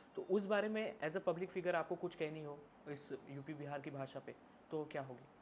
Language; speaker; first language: Hindi; native; Hindi